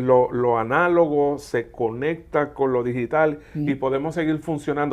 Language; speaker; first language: Spanish; native; Spanish